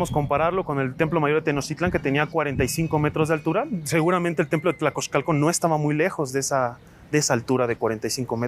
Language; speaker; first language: Spanish; native; Spanish